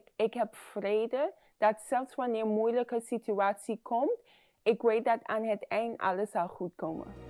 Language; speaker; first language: Dutch; non-native, fluent; English